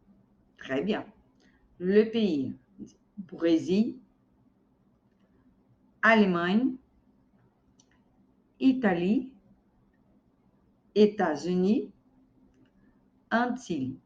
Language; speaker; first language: French; non-native, fluent; Portuguese